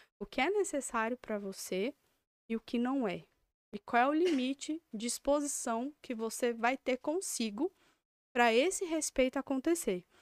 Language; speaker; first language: Portuguese; native; Portuguese